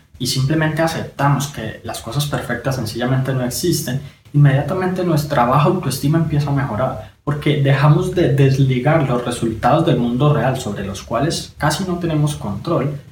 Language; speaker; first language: Spanish; native; Spanish